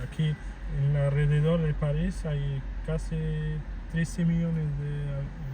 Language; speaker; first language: Spanish; non-native, fluent; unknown